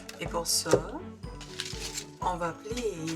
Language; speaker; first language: French; non-native, learner; Portuguese